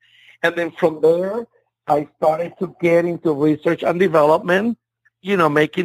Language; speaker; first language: English; non-native, fluent; Spanish